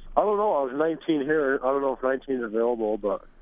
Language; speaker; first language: English; native; English